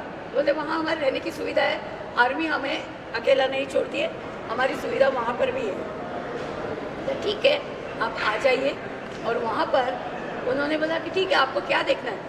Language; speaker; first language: Hindi; native; Hindi